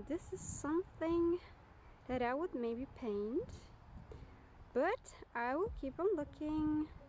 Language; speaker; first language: English; non-native, fluent; German